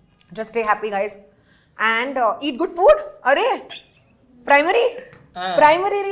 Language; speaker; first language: Telugu; non-native, fluent; Hindi